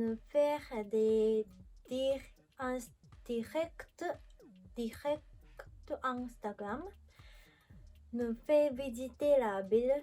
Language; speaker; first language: French; non-native, learner; Japanese